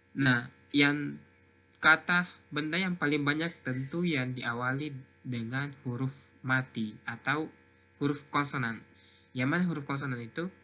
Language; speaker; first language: Indonesian; native; Indonesian